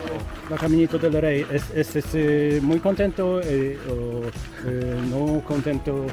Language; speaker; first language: Spanish; non-native, learner; Polish